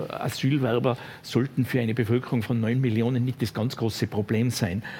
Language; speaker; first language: German; native; German